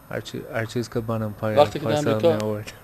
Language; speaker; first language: Persian; early bilingual, heritage; Persian